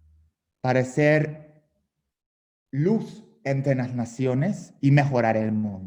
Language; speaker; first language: Spanish; non-native, fluent; Hungarian